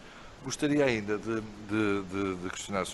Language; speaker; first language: Portuguese; native; Portuguese